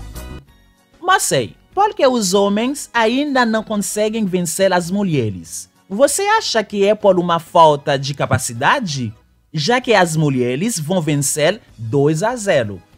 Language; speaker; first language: Portuguese; non-native, local second language; Haitian Creole